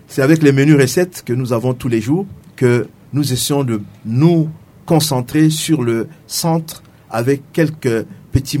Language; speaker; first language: French; non-native, local second language; Sango